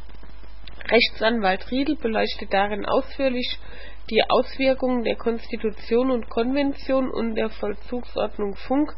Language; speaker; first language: German; native; German